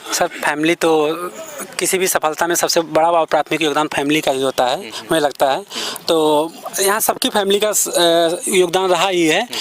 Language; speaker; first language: Hindi; native; Hindi